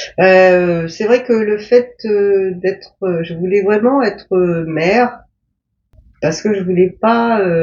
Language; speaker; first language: French; early bilingual, other home language; Korean